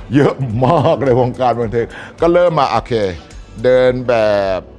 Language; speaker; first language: Thai; native; Thai